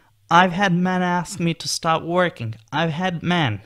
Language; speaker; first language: English; non-native, fluent; Turkish